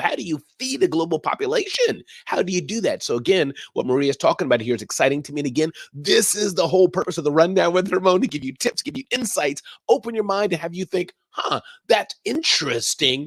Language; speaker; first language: English; native; English